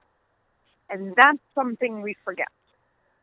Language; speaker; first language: English; non-native, fluent; Dutch